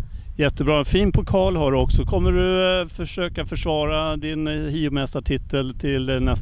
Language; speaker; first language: Swedish; native; Swedish